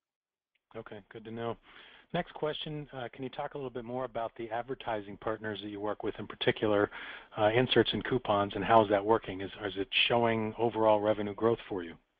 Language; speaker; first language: English; native; English